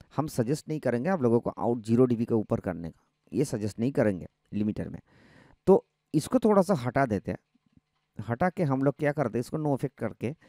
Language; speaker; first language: Hindi; non-native, local second language; Bangla